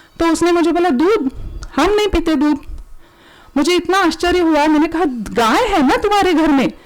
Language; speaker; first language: Hindi; non-native, local second language; Marathi